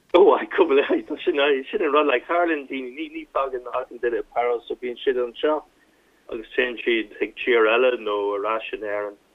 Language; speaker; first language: Irish; non-native, local second language; English